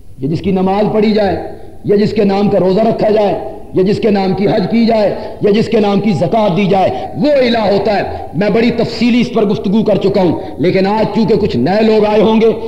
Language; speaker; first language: Urdu; non-native, local second language; Punjabi